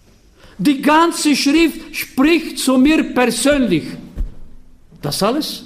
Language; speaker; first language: German; non-native, fluent; Bulgarian